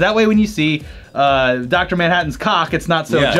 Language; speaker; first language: English; native; English